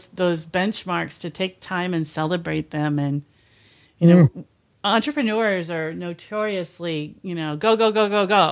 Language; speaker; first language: English; native; English